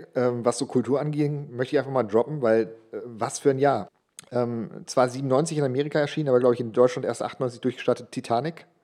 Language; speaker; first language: German; non-native, local second language; English